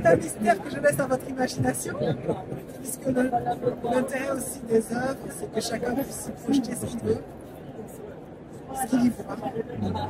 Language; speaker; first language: French; native; French